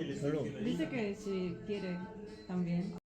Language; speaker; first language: Spanish; non-native, fluent; Korean